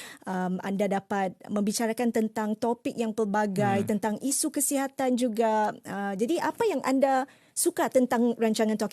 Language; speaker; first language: Malay; native; Malay